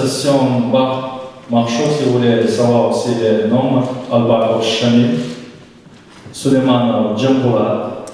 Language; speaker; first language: French; non-native, fluent; Chechen